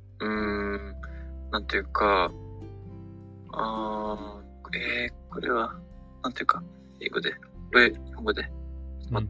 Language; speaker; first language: Japanese; non-native, learner; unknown